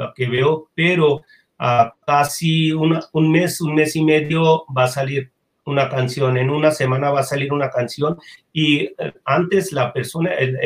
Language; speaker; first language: Spanish; non-native, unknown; Bangla